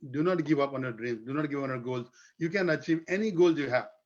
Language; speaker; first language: English; non-native, local second language; Nepali